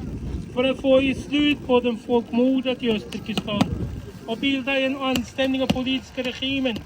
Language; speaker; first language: Swedish; non-native, fluent; Uyghur